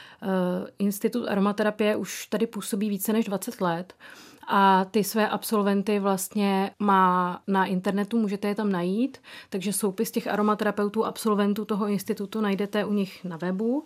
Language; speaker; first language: Czech; native; Czech